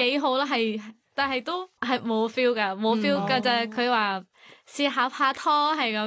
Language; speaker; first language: Cantonese; non-native, fluent; Thai